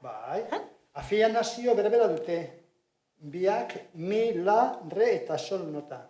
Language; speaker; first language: Basque; non-native, local second language; Spanish